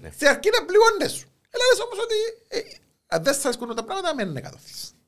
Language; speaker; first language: Greek; native; Greek